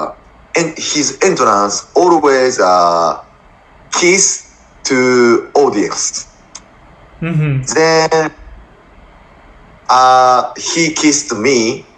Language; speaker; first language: English; non-native, learner; Japanese